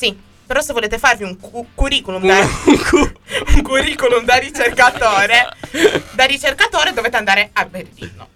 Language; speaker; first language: Italian; native; Italian